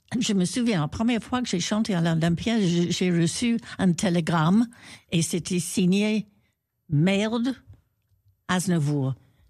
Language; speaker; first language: French; non-native, fluent; English